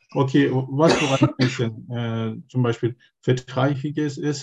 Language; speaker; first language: German; non-native, learner; Turkish